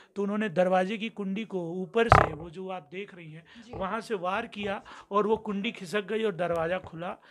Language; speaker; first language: Hindi; native; Hindi